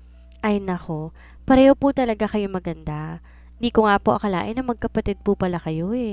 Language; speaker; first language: Filipino; native; Filipino